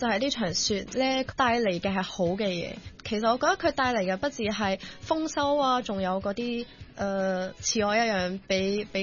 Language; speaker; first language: Cantonese; native; Cantonese